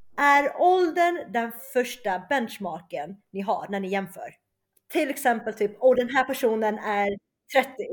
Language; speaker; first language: Swedish; early bilingual, other home language; Chinese